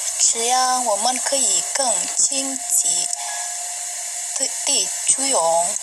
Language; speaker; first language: Chinese; non-native, learner; Indonesian